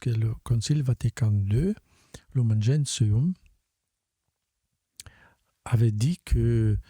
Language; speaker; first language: French; non-native, fluent; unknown